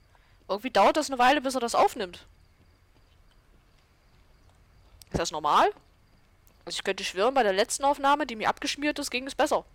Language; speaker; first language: German; native; German